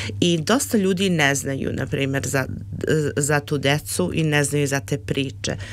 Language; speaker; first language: Serbian; early bilingual, heritage; Serbian